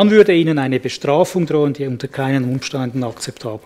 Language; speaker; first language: German; native; German